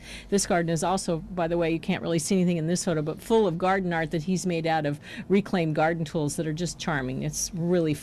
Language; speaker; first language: English; native; English